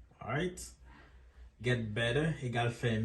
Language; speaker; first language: French; non-native, local second language; Haitian Creole